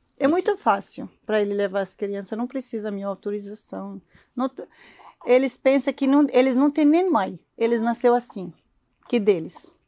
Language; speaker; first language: Portuguese; non-native, learner; Arabic